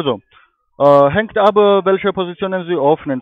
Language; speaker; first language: German; non-native, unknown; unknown